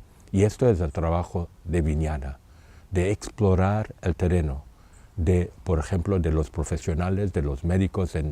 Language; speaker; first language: Spanish; non-native, fluent; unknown